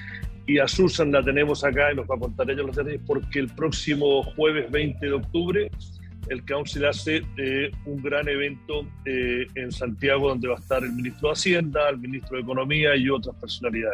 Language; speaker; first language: Spanish; native; Spanish